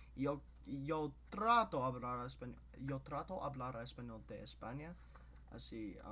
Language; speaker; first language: Spanish; non-native, learner; English